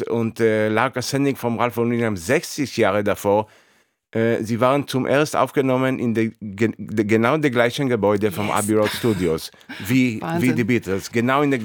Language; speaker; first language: German; non-native, fluent; Hebrew